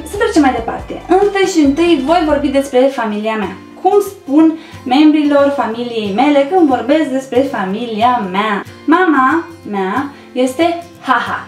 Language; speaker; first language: Romanian; native; Romanian